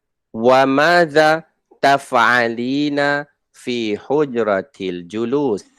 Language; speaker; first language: Arabic; non-native, fluent; Malay